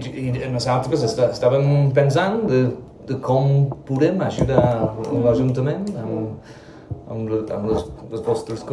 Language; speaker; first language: Catalan; non-native, learner; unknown